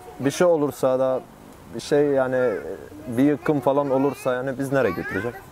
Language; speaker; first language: Turkish; non-native, learner; Arabic